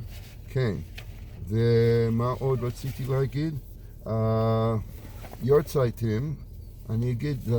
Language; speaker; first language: Hebrew; non-native, fluent; English